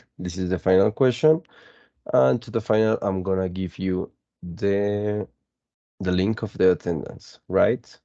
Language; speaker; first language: English; non-native, fluent; Spanish